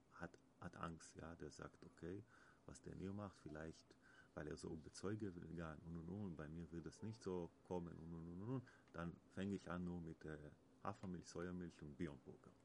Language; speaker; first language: German; non-native, learner; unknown